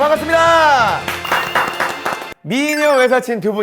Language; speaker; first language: Korean; native; Korean